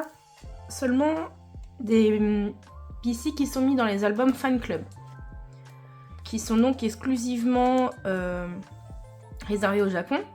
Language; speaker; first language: French; native; French